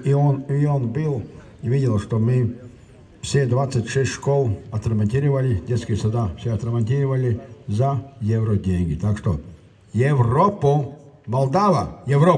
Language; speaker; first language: Russian; non-native, local second language; Latvian